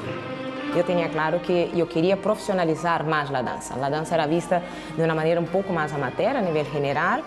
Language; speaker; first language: Spanish; non-native, fluent; Portuguese